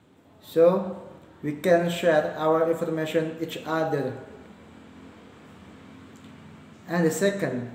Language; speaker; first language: English; non-native, learner; Indonesian